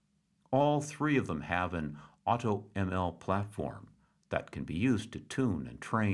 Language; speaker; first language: English; native; English